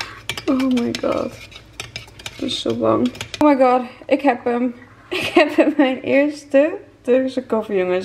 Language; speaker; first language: Dutch; native; Dutch